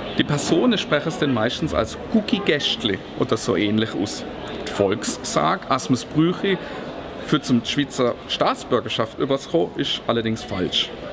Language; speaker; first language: German; native; German